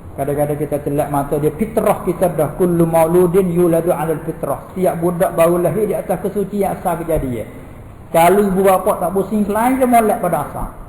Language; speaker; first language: Malay; native; Malay